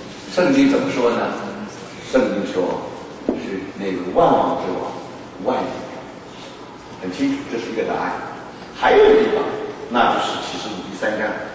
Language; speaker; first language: Chinese; native; Chinese